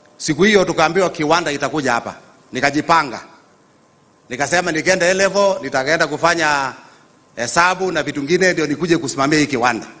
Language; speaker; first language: Swahili; non-native, local second language; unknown